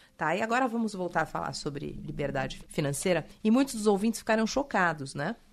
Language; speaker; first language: Portuguese; native; Portuguese